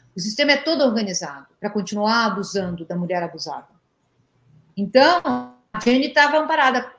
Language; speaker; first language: Portuguese; native; Portuguese